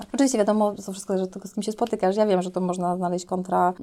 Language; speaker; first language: Polish; native; Polish